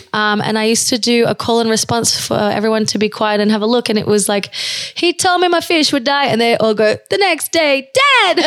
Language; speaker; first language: English; early bilingual, other home language; Spanish